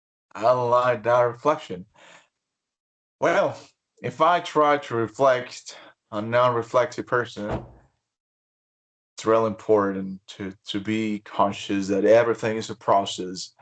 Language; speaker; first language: English; non-native, fluent; Spanish